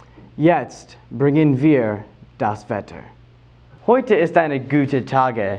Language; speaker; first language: German; non-native, learner; English